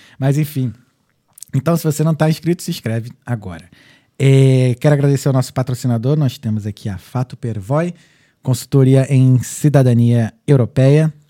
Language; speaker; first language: Portuguese; native; Portuguese